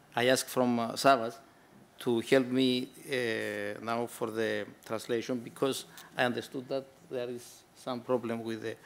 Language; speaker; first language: English; non-native, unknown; Greek